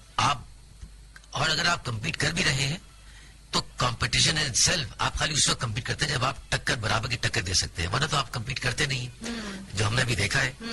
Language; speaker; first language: Urdu; native; Urdu